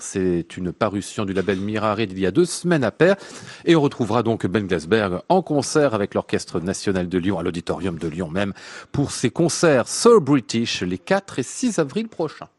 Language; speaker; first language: French; native; French